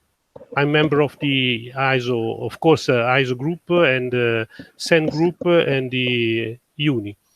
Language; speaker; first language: English; non-native, fluent; Italian